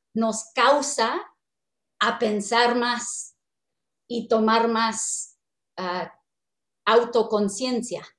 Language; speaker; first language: Spanish; non-native, fluent; English